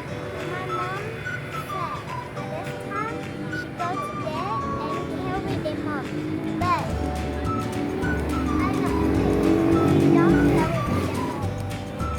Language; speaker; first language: English; non-native, learner; Vietnamese